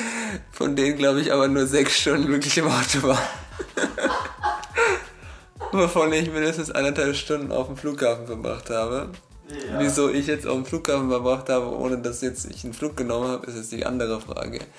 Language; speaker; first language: German; native; German